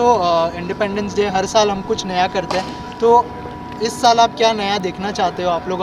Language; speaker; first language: Hindi; native; Hindi